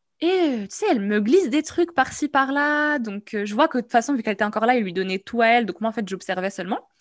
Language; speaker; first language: French; non-native, local second language; Arabic